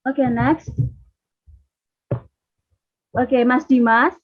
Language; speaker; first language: English; non-native, learner; Indonesian